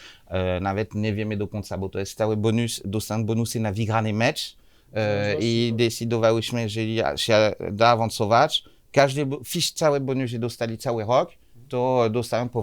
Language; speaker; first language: Polish; non-native, learner; French